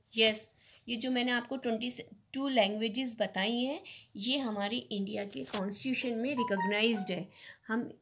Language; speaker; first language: Hindi; native; Hindi